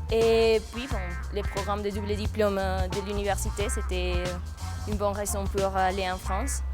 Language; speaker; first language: French; non-native, fluent; Spanish